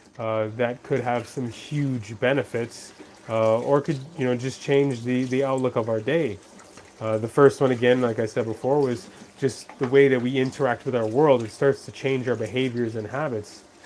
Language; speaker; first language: English; native; English